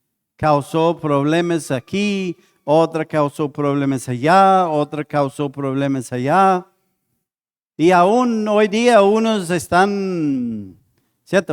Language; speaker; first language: Spanish; non-native, fluent; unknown